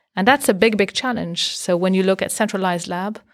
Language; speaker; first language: English; non-native, fluent; French